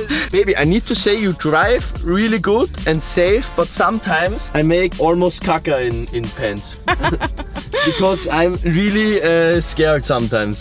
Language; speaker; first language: English; non-native, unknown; German